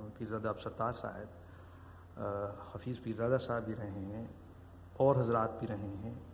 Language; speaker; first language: Urdu; non-native, local second language; Sindhi